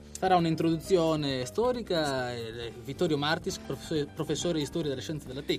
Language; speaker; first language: Italian; native; Italian